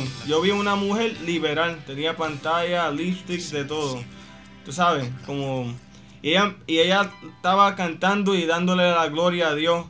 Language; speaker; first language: Spanish; native; Spanish